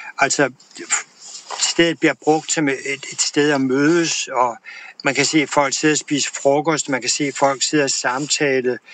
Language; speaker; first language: Danish; native; Danish